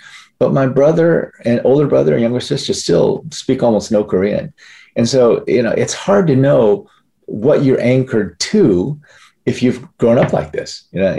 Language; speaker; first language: English; early bilingual, other home language; Korean